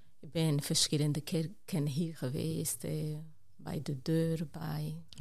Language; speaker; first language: Dutch; non-native, fluent; Rundi